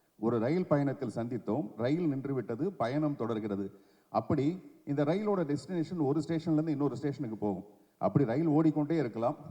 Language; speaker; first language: Tamil; native; Tamil